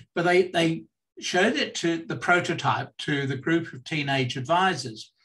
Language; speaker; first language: English; native; English